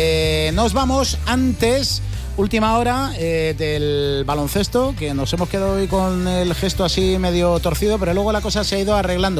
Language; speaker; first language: Spanish; native; Spanish